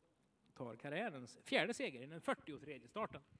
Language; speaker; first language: Swedish; native; Swedish